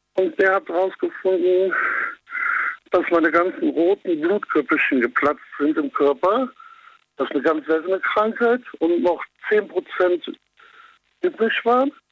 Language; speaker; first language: German; native; German